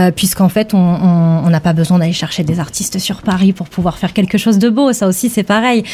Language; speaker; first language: French; native; French